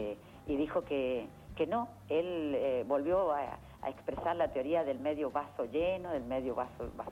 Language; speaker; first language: Spanish; native; Spanish